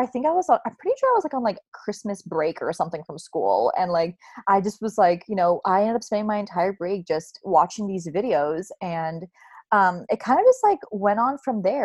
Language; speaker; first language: English; native; English